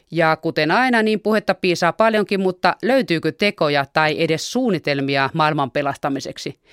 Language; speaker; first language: Finnish; native; Finnish